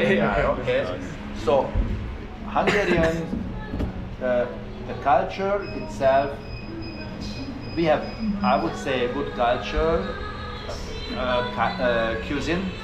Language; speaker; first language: English; non-native, fluent; Hungarian